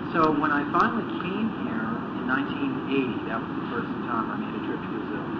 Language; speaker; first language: English; native; English